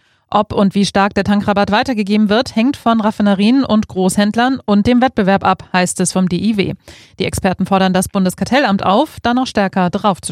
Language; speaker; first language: German; native; German